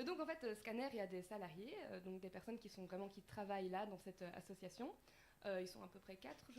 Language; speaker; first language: French; native; French